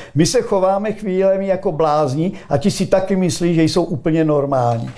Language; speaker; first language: Czech; native; Czech